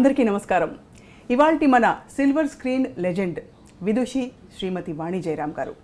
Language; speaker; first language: Telugu; native; Telugu